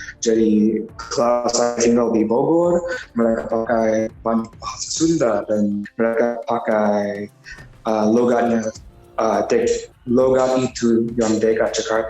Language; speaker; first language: Indonesian; non-native, fluent; English